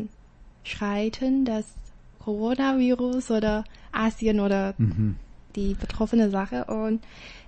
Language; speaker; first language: German; non-native, learner; Chinese